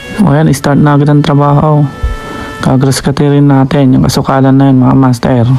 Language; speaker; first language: Filipino; native; Filipino